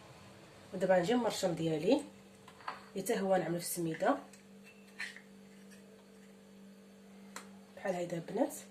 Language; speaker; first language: Arabic; native; Arabic